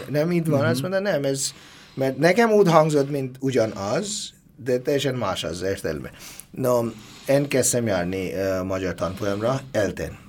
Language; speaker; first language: Hungarian; non-native, learner; Bangla